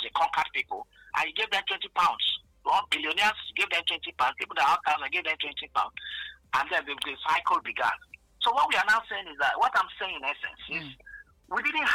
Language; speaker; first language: English; non-native, local second language; Igbo